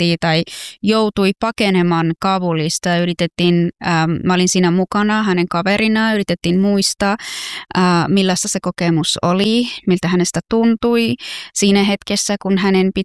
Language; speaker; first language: Finnish; non-native, fluent; Persian